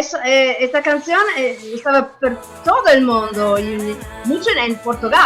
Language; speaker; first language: Spanish; non-native, learner; English